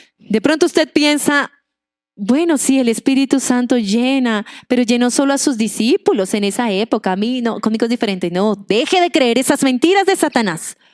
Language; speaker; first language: Spanish; non-native, local second language; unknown